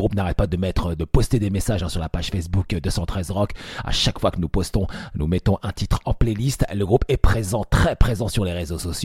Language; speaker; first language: French; native; French